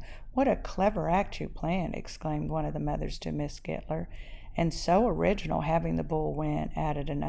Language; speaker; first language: English; native; English